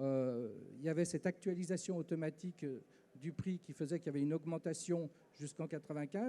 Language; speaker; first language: French; native; French